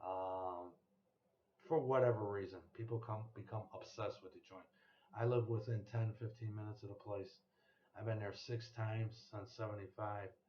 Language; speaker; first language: English; native; English